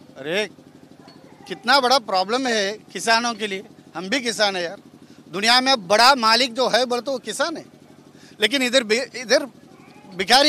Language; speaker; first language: Hindi; non-native, local second language; Tamil